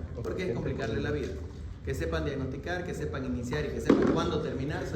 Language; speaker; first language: Spanish; native; Spanish